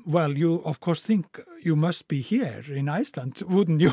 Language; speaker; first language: English; non-native, fluent; Icelandic